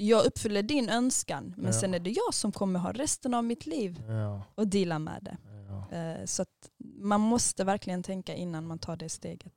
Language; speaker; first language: Swedish; early bilingual, other home language; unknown